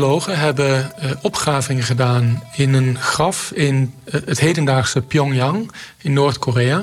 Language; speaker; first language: Dutch; native; Dutch